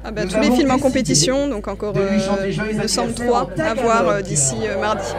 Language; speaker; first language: French; native; French